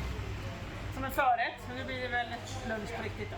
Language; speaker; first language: Swedish; native; Swedish